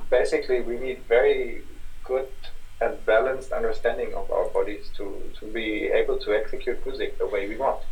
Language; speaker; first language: English; non-native, fluent; German